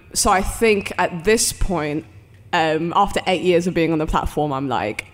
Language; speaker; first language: English; early bilingual, other home language; Arabic